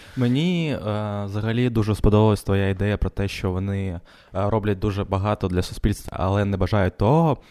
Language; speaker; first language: Ukrainian; non-native, local second language; Russian